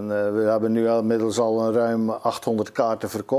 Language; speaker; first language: Dutch; native; Dutch